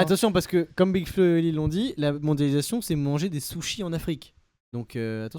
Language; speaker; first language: French; native; French